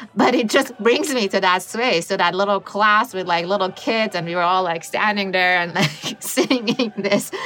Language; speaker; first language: English; non-native, fluent; Persian